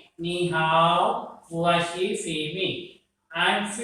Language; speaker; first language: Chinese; non-native, learner; Urdu